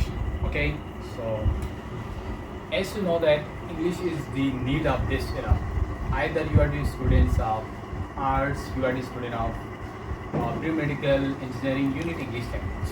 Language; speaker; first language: English; non-native, fluent; Urdu